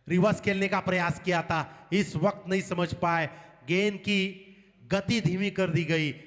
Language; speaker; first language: Hindi; non-native, local second language; Marathi